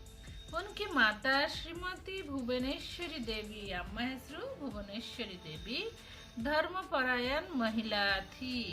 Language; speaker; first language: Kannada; non-native, local second language; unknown